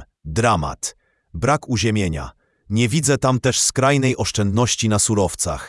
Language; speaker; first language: Polish; native; Polish